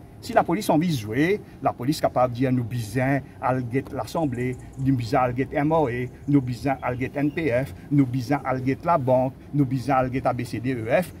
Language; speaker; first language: French; non-native, local second language; Morisyen